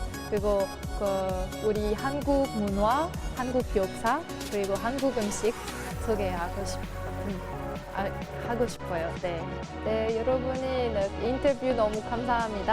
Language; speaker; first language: Korean; non-native, learner; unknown